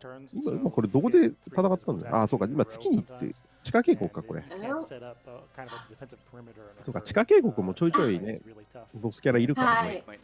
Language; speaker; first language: Japanese; native; Japanese